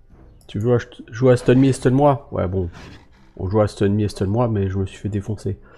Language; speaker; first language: French; native; French